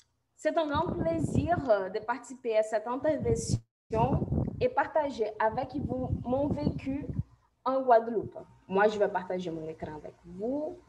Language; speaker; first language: French; non-native, fluent; Portuguese